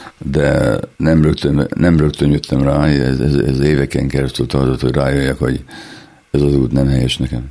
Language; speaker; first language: Hungarian; native; Hungarian